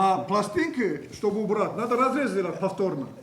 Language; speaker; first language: Russian; native; Russian